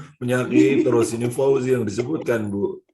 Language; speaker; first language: Indonesian; native; Indonesian